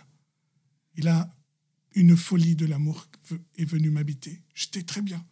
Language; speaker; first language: French; non-native, local second language; Arabic